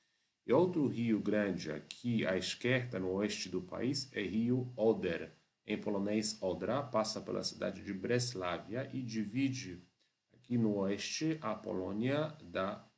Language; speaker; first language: Portuguese; non-native, fluent; Polish